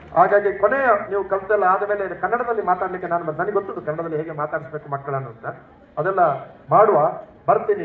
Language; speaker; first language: Kannada; non-native, local second language; Tulu